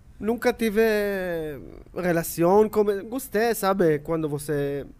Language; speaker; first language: Portuguese; non-native, learner; Hebrew